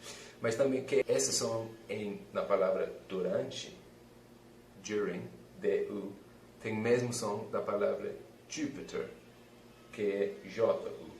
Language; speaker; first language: Portuguese; non-native, fluent; English